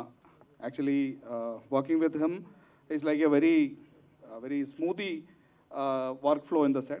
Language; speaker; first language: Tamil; non-native, learner; Malayalam